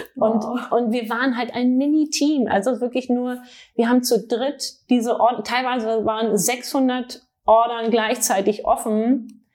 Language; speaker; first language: German; native; German